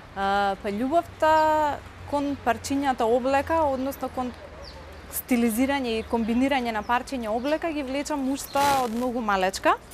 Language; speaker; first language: Macedonian; native; Macedonian